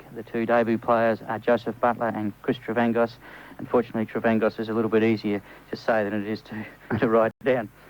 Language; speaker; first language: English; native; English